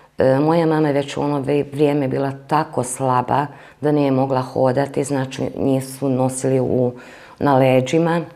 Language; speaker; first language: Croatian; non-native, local second language; Hungarian